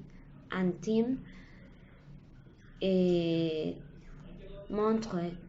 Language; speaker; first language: French; non-native, learner; Spanish